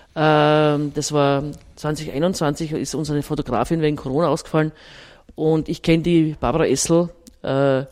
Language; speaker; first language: German; native; German